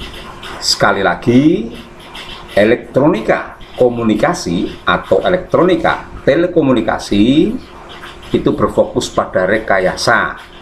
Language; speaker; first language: Indonesian; native; Indonesian